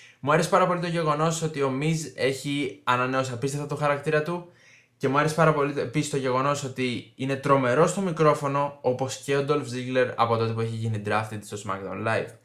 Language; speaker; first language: Greek; native; Greek